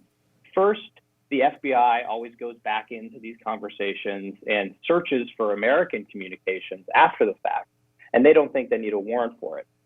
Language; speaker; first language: English; native; English